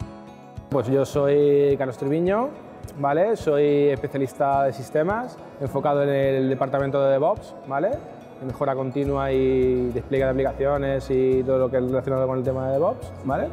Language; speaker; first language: Spanish; native; Spanish